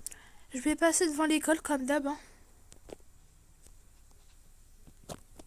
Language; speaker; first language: French; native; French